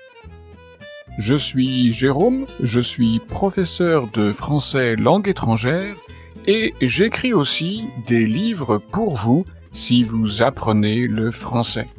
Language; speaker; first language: French; native; French